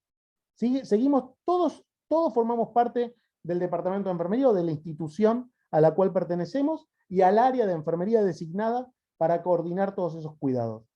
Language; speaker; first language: Spanish; native; Spanish